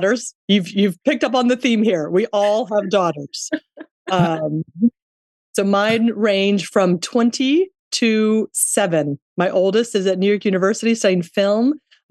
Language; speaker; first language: English; native; English